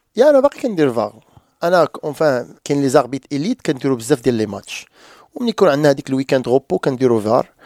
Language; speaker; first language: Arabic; native; Arabic